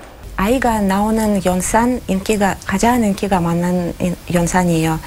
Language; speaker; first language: Korean; non-native, learner; Russian